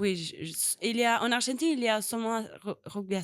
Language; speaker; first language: French; non-native, learner; Spanish